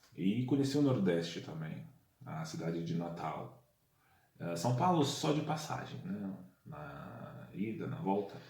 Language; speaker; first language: Portuguese; non-native, fluent; Russian